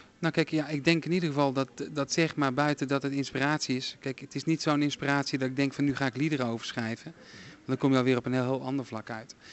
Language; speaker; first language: Dutch; native; Dutch